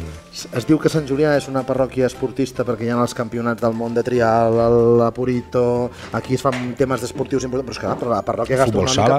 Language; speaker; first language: Catalan; native; Catalan